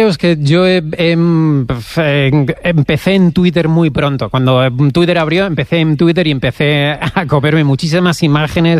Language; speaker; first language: Spanish; native; Spanish